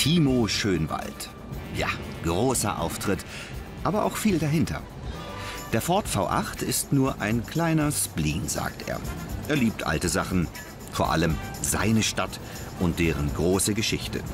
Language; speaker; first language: German; native; German